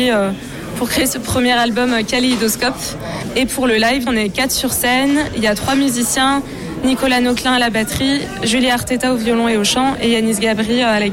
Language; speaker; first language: French; native; French